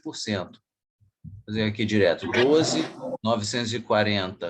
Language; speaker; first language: Portuguese; native; Portuguese